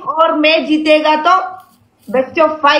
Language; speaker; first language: Hindi; non-native, learner; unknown